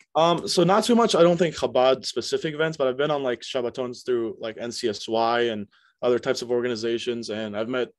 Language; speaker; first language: English; native; English